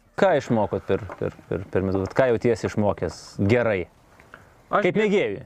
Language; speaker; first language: Lithuanian; native; Lithuanian